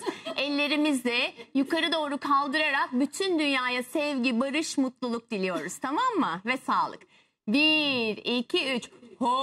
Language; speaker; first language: Turkish; native; Turkish